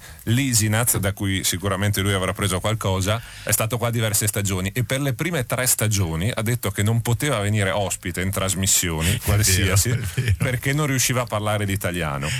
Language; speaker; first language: Italian; native; Italian